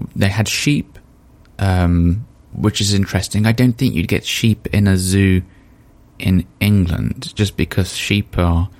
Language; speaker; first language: English; native; English